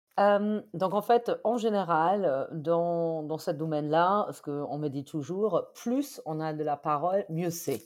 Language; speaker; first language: French; non-native, fluent; German